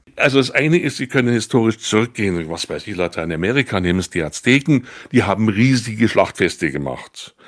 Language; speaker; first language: German; native; German